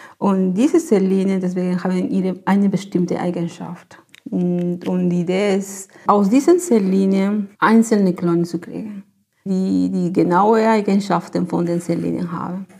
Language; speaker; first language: German; non-native, fluent; Spanish